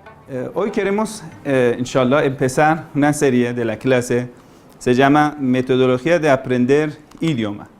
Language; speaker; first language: Spanish; non-native, fluent; Persian